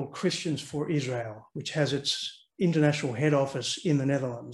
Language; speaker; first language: English; native; English